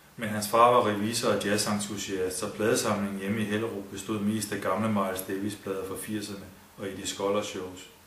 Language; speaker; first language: Danish; native; Danish